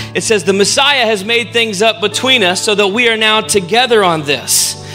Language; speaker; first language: English; native; English